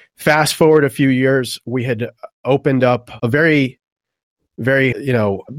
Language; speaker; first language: English; native; English